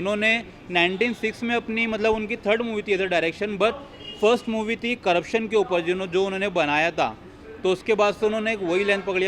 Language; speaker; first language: Hindi; native; Hindi